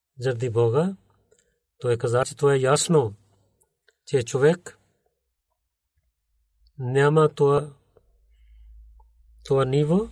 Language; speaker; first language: Bulgarian; non-native, learner; Urdu